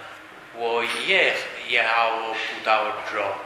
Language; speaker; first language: Chinese; non-native, learner; Italian